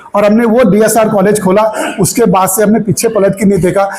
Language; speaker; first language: Hindi; non-native, local second language; Marathi